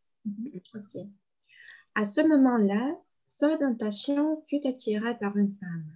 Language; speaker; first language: French; non-native, fluent; Russian